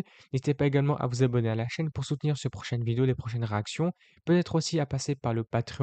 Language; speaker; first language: French; native; French